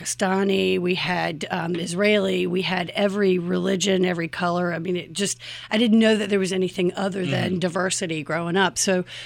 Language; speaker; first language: English; native; English